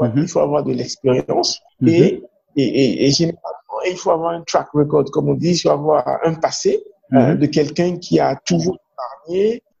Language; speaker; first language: French; non-native, local second language; Fon